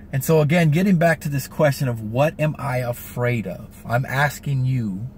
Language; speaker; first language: English; native; English